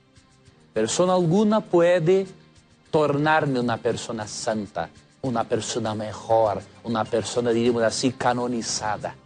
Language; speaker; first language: Spanish; non-native, fluent; Portuguese